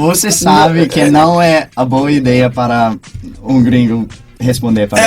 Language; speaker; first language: Portuguese; non-native, fluent; English